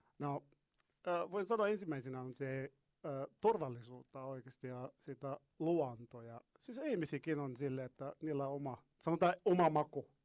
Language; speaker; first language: Finnish; non-native, learner; Arabic